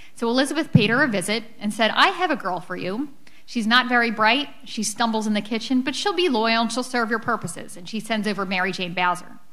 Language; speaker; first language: English; native; English